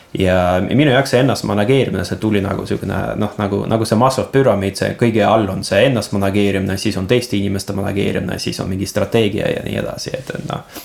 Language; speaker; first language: Estonian; non-native, local second language; Russian